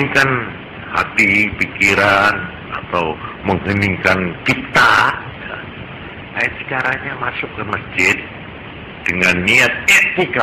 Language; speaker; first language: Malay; non-native, local second language; Javanese